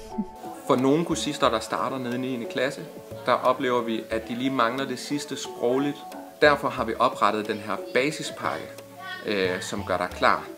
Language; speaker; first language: Danish; native; Danish